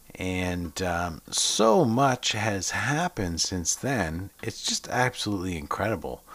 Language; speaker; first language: English; native; English